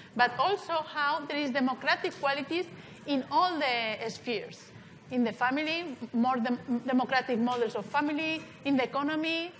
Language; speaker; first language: English; non-native, fluent; Spanish